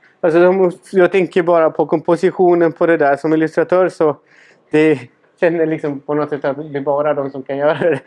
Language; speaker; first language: Swedish; non-native, fluent; Spanish